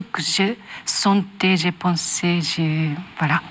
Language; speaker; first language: French; non-native, learner; Japanese